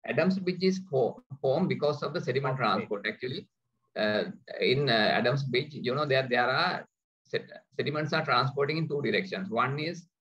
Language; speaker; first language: English; non-native, local second language; Sinhala